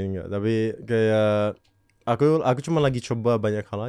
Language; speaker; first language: Indonesian; non-native, local second language; English